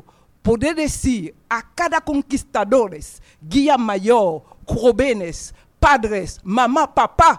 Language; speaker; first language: Spanish; non-native, fluent; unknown